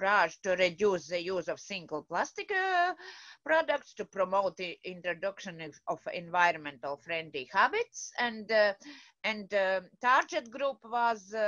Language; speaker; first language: English; non-native, learner; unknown